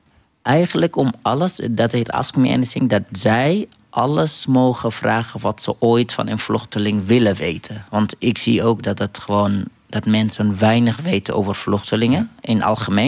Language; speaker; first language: Dutch; non-native, fluent; Arabic